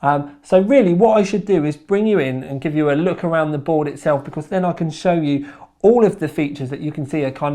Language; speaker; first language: English; native; English